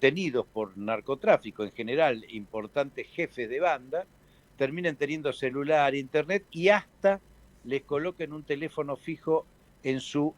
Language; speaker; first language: Spanish; native; Spanish